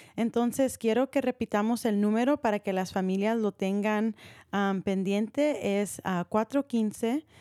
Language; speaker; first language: Spanish; early bilingual, heritage; Spanish